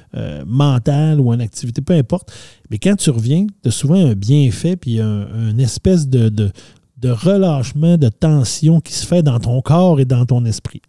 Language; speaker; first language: French; native; French